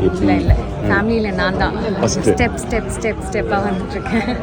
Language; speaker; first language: Tamil; non-native, local second language; Malayalam